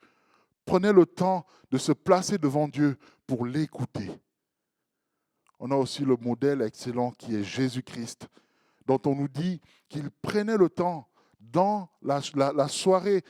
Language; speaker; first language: French; native; French